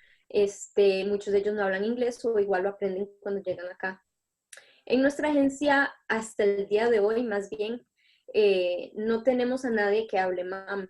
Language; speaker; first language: Spanish; non-native, fluent; English